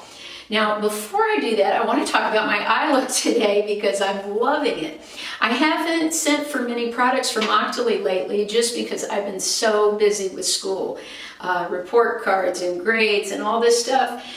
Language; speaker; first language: English; native; English